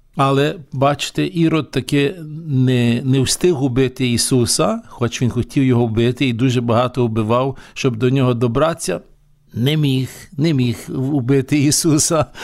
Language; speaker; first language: Ukrainian; early bilingual, heritage; Ukrainian